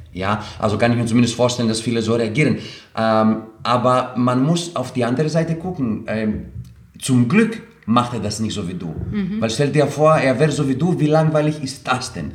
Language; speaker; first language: German; non-native, fluent; Greek